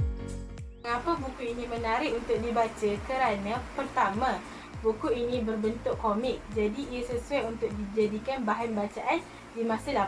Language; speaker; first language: Malay; native; Malay